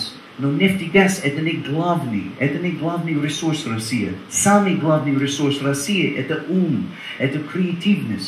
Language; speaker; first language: Russian; non-native, learner; English